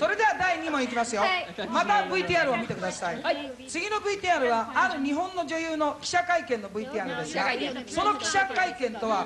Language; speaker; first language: Japanese; native; Japanese